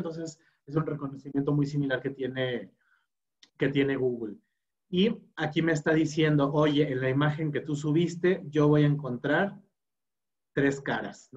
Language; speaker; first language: Spanish; native; Spanish